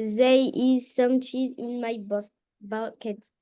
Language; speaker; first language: English; non-native, learner; French